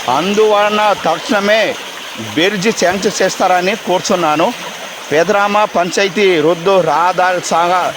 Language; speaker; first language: Telugu; non-native, local second language; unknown